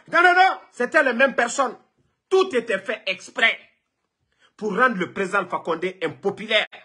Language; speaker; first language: French; non-native, local second language; Mandingo